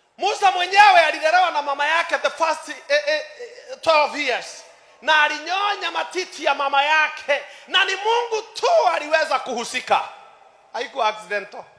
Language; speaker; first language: Swahili; non-native, local second language; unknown